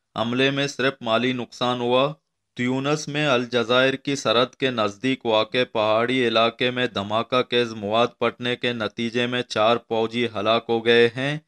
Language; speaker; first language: Urdu; non-native, local second language; Baluchi